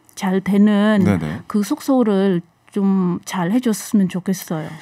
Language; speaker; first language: Korean; non-native, learner; Khmer